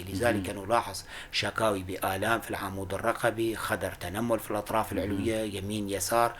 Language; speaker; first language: Arabic; non-native, local second language; Kurdish